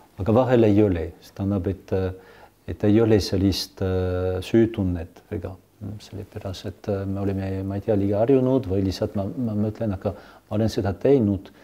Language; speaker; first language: Estonian; non-native, fluent; French